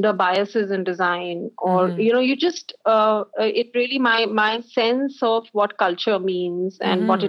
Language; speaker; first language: English; non-native, local second language; Hindi